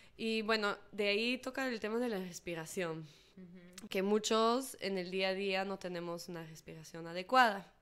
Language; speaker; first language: Spanish; non-native, fluent; English